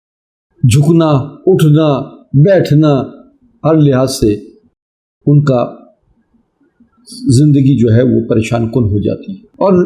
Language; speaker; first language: Urdu; native; Urdu